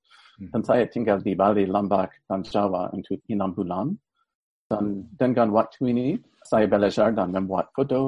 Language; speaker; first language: Indonesian; non-native, fluent; English